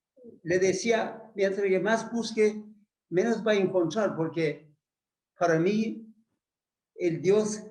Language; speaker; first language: Spanish; non-native, fluent; Persian